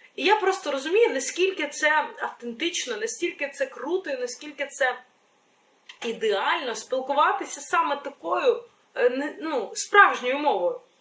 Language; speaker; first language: Ukrainian; non-native, local second language; Russian